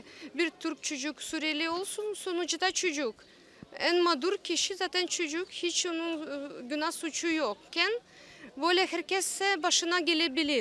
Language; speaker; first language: Turkish; non-native, fluent; Ukrainian